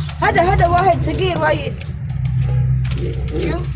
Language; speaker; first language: Arabic; non-native, learner; Cebuano